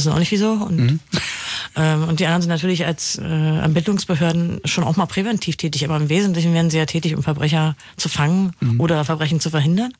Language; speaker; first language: German; native; German